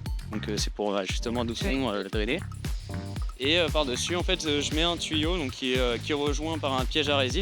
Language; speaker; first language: French; native; French